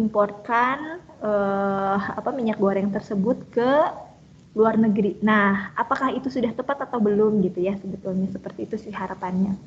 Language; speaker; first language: Indonesian; native; Indonesian